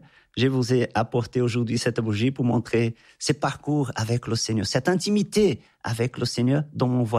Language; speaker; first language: French; non-native, fluent; Portuguese